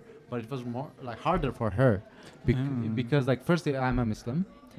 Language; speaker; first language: English; non-native, fluent; Turkish